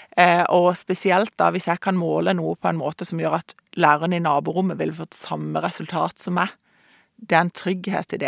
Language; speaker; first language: Norwegian; native; Norwegian